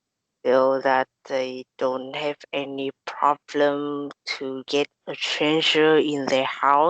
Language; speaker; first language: English; non-native, learner; Vietnamese